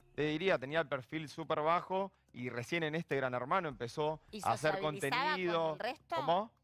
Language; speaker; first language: Spanish; native; Spanish